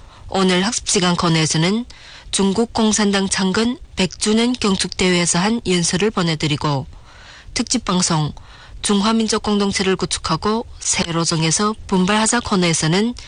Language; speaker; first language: Korean; native; Korean